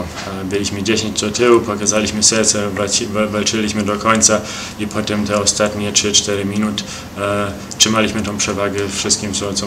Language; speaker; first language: Polish; early bilingual, heritage; Polish